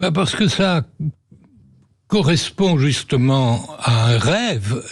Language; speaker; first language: French; native; French